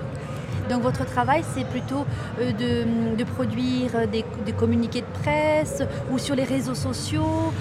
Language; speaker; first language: French; native; French